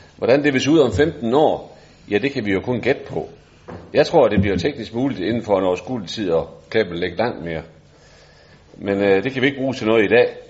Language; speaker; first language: Danish; native; Danish